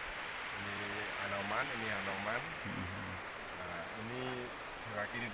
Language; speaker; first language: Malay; non-native, local second language; Javanese